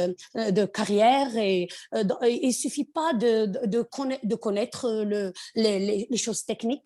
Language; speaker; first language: French; non-native, local second language; Arabic